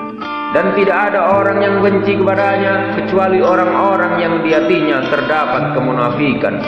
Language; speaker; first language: Indonesian; native; Indonesian